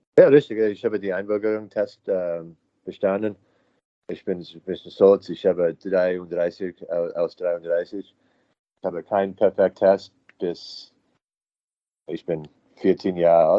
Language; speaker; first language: German; non-native, learner; English